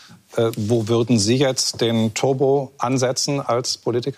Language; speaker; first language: German; native; German